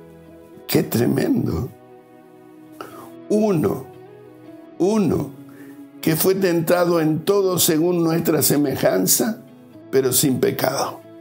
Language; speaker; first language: Spanish; native; Spanish